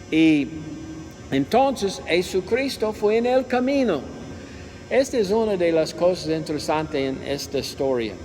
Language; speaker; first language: Spanish; non-native, learner; English